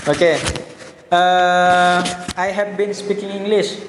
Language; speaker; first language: English; non-native, learner; Indonesian